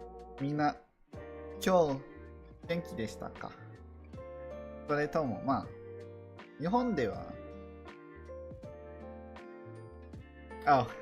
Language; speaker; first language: Japanese; non-native, learner; English